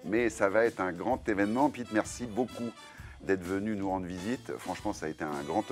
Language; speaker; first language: French; native; French